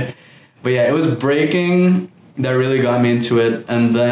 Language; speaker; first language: English; non-native, local second language; Filipino